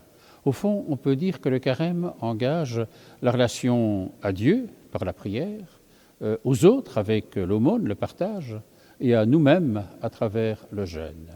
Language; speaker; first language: French; native; French